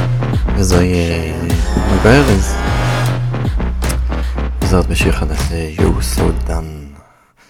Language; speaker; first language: Hebrew; native; Hebrew